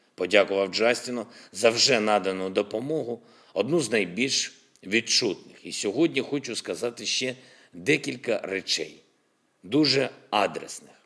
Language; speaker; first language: Ukrainian; non-native, local second language; Russian